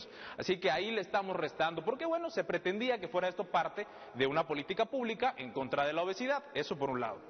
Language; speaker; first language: Spanish; native; Spanish